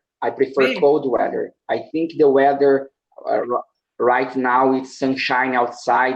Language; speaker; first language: English; non-native, learner; Portuguese